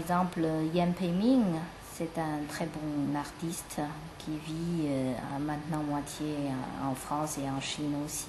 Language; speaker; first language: French; non-native, fluent; Chinese